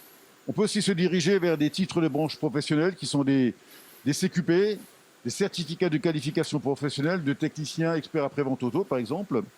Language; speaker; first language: French; native; French